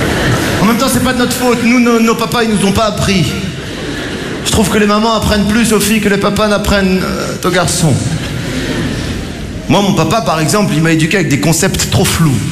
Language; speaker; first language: French; native; French